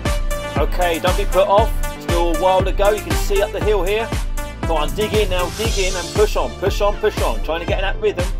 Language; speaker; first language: English; native; English